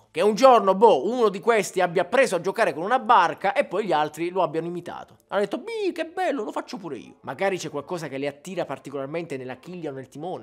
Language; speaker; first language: Italian; native; Italian